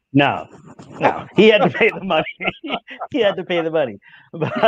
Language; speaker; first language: English; native; English